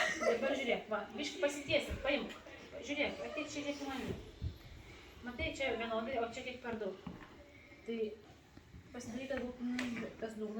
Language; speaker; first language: Lithuanian; native; Lithuanian